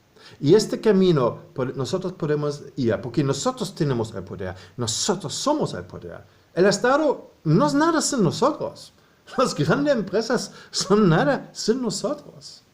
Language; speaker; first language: Spanish; non-native, fluent; German